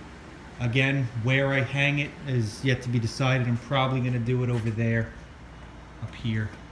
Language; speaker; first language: English; native; English